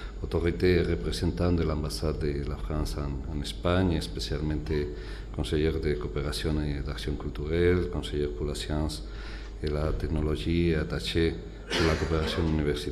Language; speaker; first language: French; non-native, fluent; Spanish